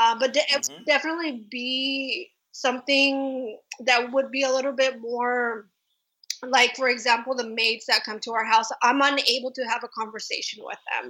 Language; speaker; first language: English; early bilingual, other home language; Spanish